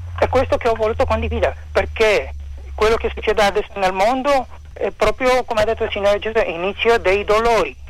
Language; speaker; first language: Italian; non-native, fluent; Romanian